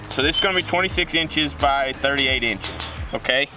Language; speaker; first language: English; native; English